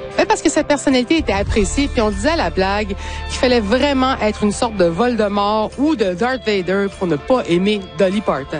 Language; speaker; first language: French; native; French